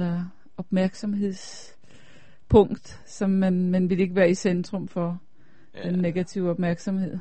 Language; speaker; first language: Danish; non-native, fluent; Polish